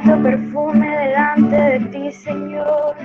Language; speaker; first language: Spanish; native; Spanish